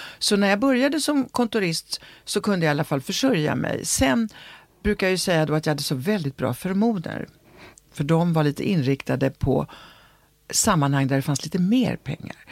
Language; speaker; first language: Swedish; early bilingual, other home language; Italian